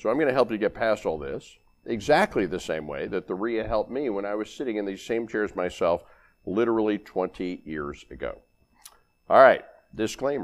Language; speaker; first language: English; native; English